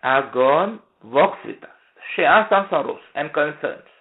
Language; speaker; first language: English; non-native, local second language; Sinhala